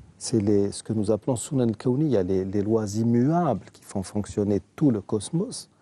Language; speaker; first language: French; non-native, local second language; Arabic